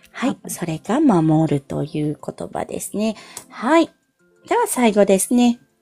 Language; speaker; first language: Japanese; non-native, fluent; Filipino